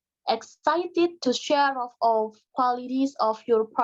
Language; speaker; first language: English; non-native, learner; Indonesian